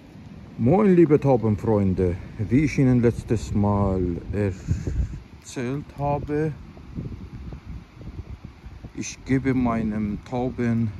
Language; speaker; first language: German; non-native, fluent; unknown